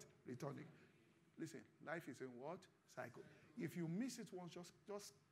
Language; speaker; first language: English; non-native, local second language; Yoruba